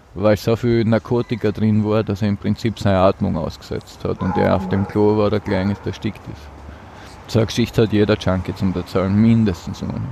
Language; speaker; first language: German; native; German